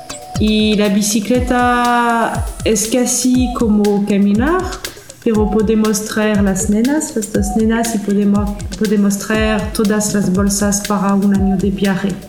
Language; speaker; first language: Spanish; non-native, learner; French